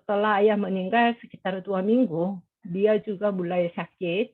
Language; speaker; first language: Indonesian; non-native, fluent; Korean